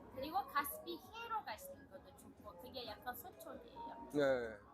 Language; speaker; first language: Korean; non-native, fluent; Kazakh